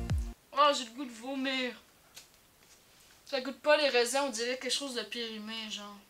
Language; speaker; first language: French; native; French